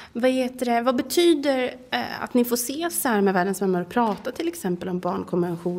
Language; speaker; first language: Swedish; native; Swedish